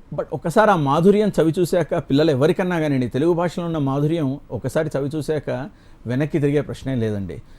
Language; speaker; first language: Telugu; native; Telugu